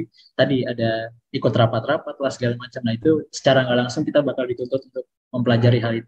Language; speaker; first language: Indonesian; native; Indonesian